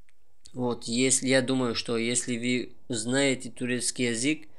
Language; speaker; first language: Russian; non-native, learner; Tajik